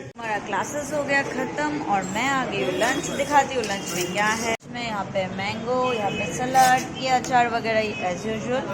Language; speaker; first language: Hindi; non-native, local second language; Bangla